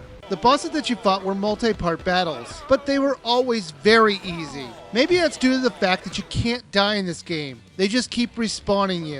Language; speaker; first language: English; native; English